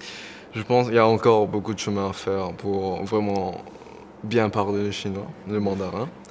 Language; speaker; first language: French; non-native, local second language; Morisyen